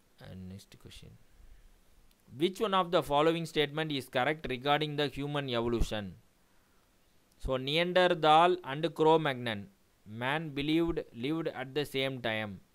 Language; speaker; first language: English; non-native, local second language; Tamil